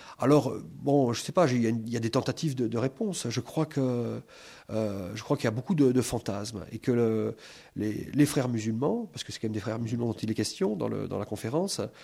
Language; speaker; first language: French; native; French